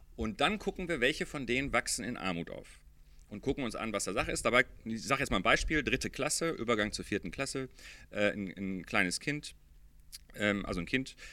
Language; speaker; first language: German; early bilingual, other home language; Arabic